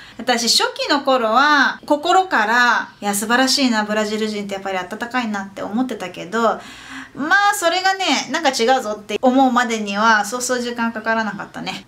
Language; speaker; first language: Japanese; native; Japanese